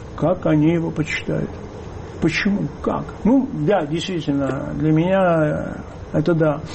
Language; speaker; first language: Russian; early bilingual, heritage; Russian